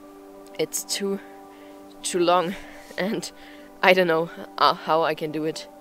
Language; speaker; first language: English; non-native, fluent; German